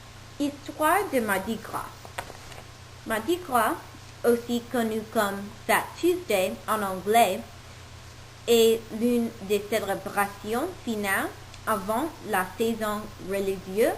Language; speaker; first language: French; non-native, learner; English